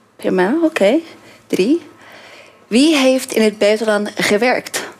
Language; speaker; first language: Dutch; non-native, fluent; Norwegian